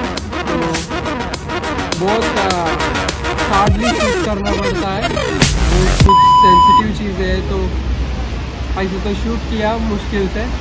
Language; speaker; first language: Hindi; non-native, local second language; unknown